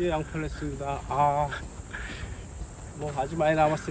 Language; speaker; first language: Korean; native; Korean